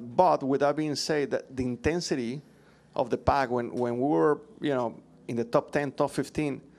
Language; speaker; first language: English; non-native, fluent; Spanish